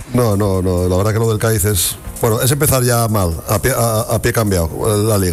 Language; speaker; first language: Spanish; native; Spanish